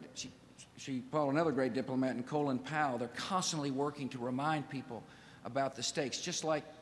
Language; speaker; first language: English; native; English